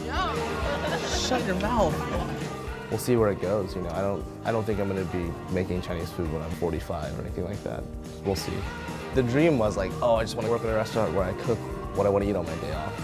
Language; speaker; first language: English; native; English